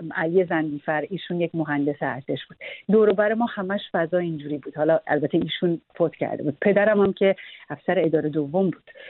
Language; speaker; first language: Persian; native; Persian